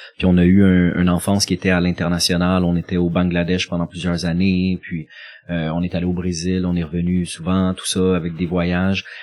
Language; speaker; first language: French; native; French